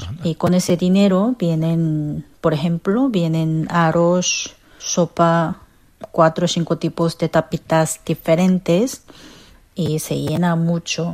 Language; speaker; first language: Spanish; non-native, fluent; Korean